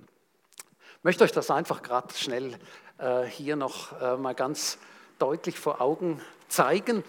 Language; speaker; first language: German; native; German